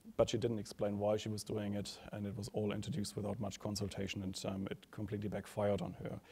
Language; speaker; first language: English; non-native, fluent; German